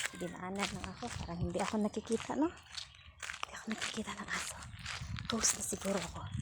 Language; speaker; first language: Filipino; non-native, local second language; Cebuano